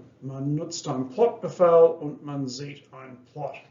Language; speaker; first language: German; non-native, fluent; English